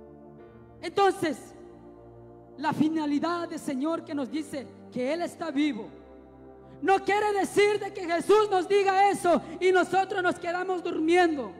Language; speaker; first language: Spanish; native; Spanish